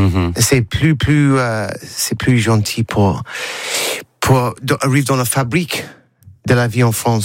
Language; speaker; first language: French; non-native, learner; English